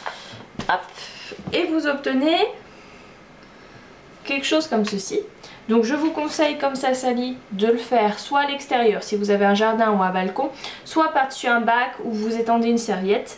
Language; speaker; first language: French; native; French